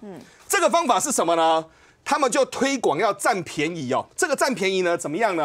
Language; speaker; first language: Chinese; native; Chinese